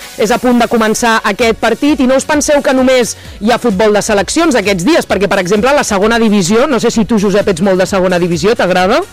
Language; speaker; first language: Catalan; native; Catalan